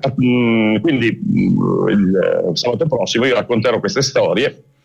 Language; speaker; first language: Italian; native; Italian